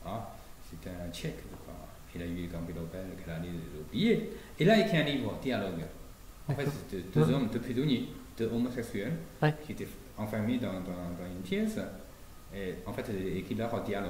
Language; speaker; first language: French; non-native, fluent; Chinese